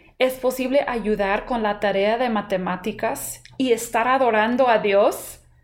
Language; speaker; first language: Spanish; non-native, fluent; English